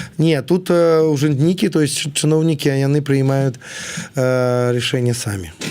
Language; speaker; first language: Belarusian; non-native, local second language; Russian